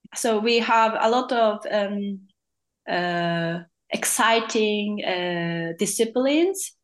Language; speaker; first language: English; non-native, fluent; Japanese